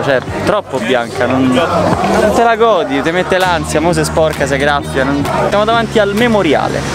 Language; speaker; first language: Italian; native; Italian